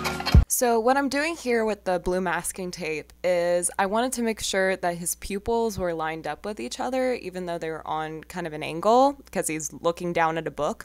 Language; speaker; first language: English; native; English